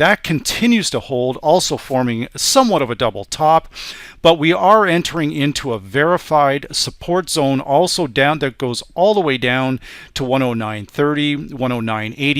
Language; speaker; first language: English; native; English